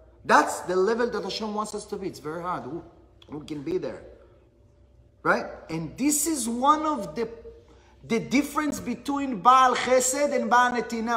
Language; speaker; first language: English; non-native, fluent; Hebrew